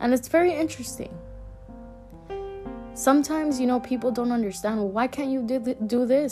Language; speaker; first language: English; native; English